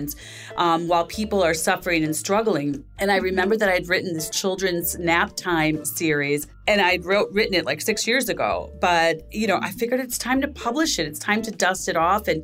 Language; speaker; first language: English; native; English